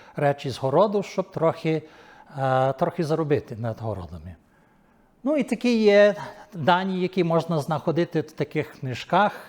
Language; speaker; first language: Ukrainian; early bilingual, heritage; Ukrainian